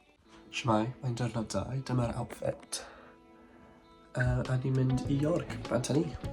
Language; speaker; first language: Welsh; non-native, learner; English